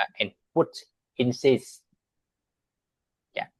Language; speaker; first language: English; non-native, learner; Vietnamese